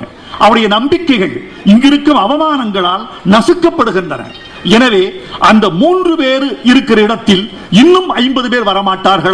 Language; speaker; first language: Tamil; native; Tamil